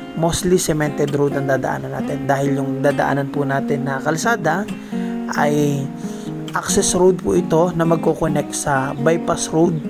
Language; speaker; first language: Filipino; non-native, local second language; Bikol